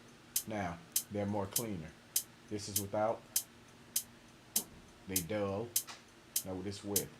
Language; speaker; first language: English; native; English